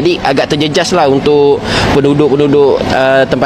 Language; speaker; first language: Malay; native; Malay